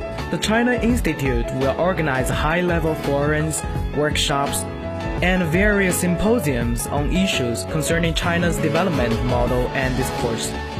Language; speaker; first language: English; non-native, fluent; Chinese